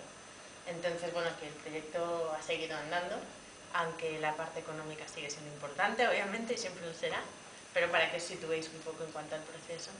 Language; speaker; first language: Spanish; native; Spanish